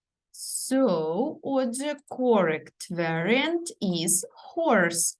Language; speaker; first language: English; non-native, fluent; Ukrainian